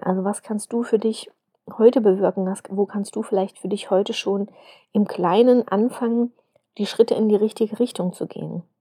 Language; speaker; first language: German; native; German